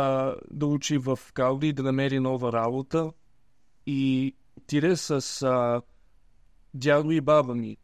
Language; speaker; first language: Bulgarian; early bilingual, heritage; Bulgarian